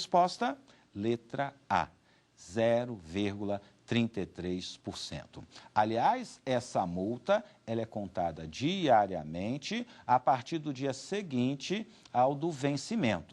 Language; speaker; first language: Portuguese; native; Portuguese